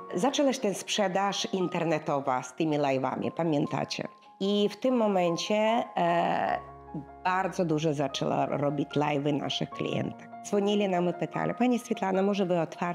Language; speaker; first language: Polish; non-native, learner; Russian